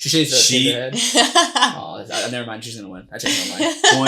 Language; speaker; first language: English; native; English